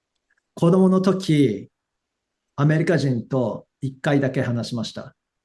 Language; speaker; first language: Japanese; non-native, fluent; English